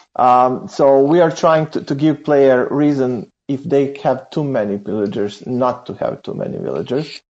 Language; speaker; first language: English; non-native, fluent; Serbian